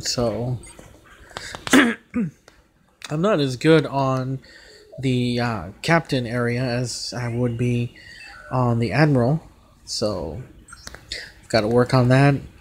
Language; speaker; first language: English; native; English